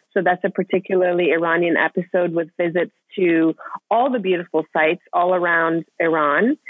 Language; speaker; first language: English; non-native, fluent; Persian